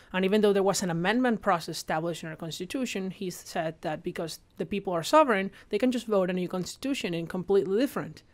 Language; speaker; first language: English; non-native, fluent; Spanish